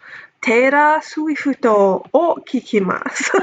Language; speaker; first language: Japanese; non-native, fluent; English